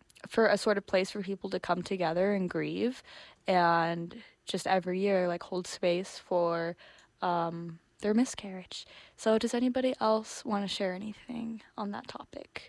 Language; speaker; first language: English; native; English